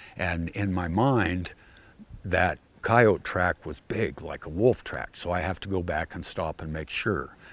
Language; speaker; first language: English; native; English